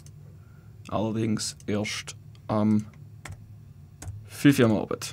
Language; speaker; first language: German; native; German